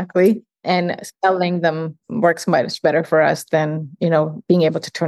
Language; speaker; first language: English; early bilingual, other home language; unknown